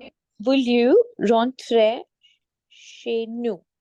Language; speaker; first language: French; non-native, learner; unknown